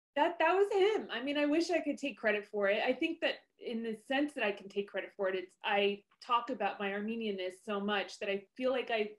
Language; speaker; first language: English; native; English